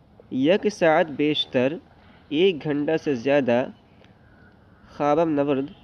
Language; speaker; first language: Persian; non-native, fluent; Urdu